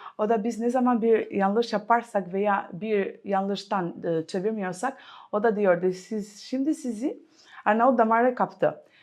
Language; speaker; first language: Turkish; non-native, fluent; Albanian